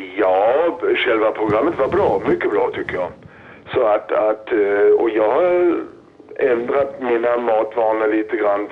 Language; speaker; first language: Swedish; non-native, fluent; German